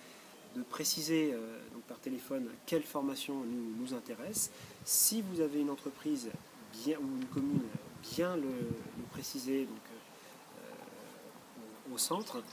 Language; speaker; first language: French; native; French